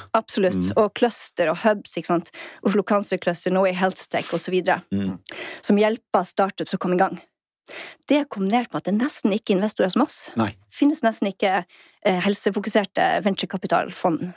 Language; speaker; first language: Norwegian; native; Norwegian